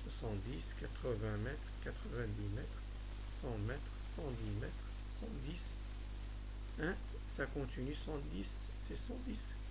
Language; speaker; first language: French; non-native, local second language; Arabic